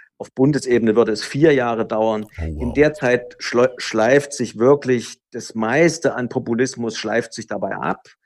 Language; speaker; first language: German; native; German